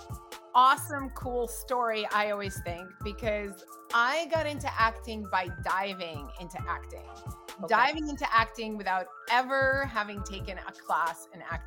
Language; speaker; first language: English; early bilingual, other home language; Russian